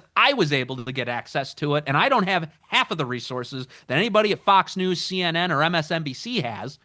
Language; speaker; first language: English; native; English